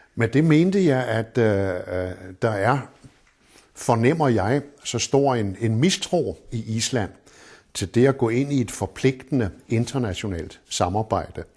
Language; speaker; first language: Danish; native; Danish